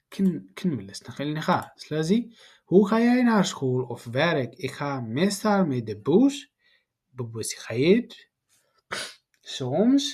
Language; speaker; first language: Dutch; non-native, learner; Tigrinya